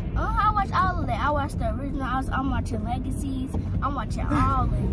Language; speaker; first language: English; native; English